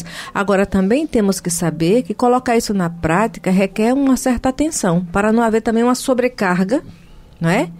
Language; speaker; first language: Portuguese; native; Portuguese